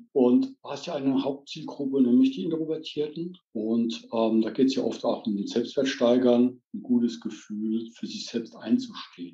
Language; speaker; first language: German; native; German